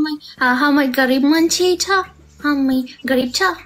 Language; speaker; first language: Nepali; non-native, learner; Hindi